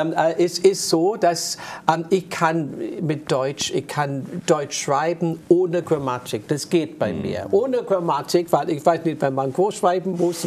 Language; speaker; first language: German; non-native, fluent; English